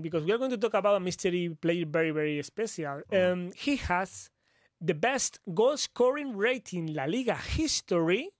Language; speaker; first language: English; non-native, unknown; Spanish